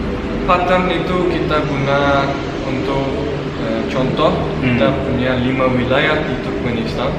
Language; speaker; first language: Indonesian; non-native, fluent; Turkmen